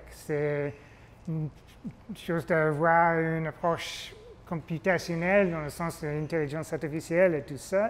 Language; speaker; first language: French; non-native, fluent; English